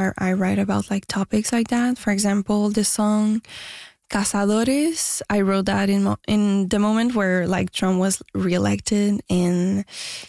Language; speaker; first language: English; non-native, fluent; French